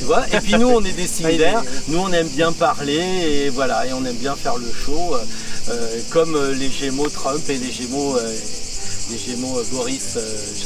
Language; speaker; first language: French; native; French